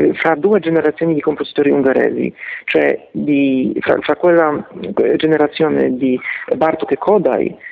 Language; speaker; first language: Italian; non-native, fluent; Polish